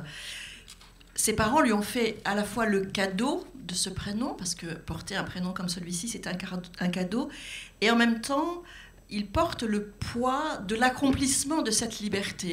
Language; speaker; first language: French; native; French